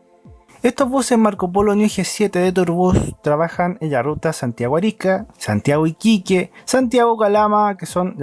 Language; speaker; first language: Spanish; native; Spanish